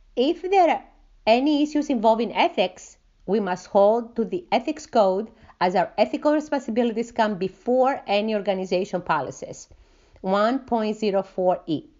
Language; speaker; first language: English; non-native, fluent; Greek